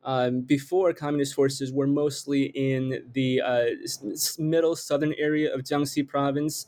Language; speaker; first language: English; native; English